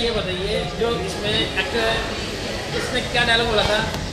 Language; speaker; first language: Hindi; native; Hindi